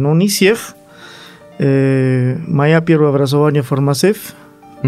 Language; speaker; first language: Russian; non-native, learner; Spanish